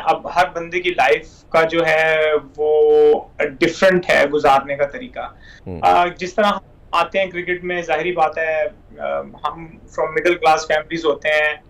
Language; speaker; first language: Urdu; non-native, local second language; Punjabi